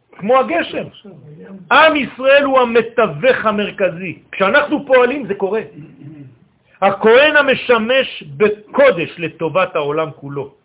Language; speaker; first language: Hebrew; non-native, fluent; French